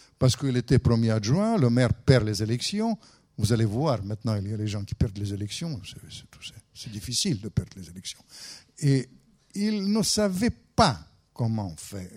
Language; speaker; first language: French; non-native, fluent; Russian